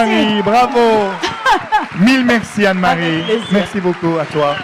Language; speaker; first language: French; native; French